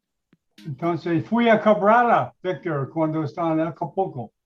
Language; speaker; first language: Spanish; non-native, learner; English